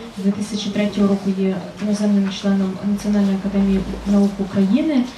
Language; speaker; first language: Ukrainian; native; Ukrainian